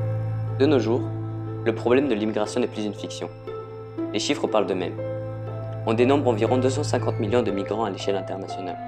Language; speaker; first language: French; native; French